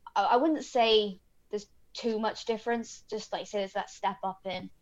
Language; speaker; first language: English; native; English